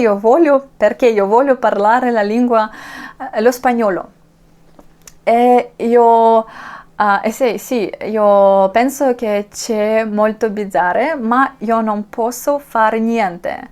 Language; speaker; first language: Italian; non-native, learner; Russian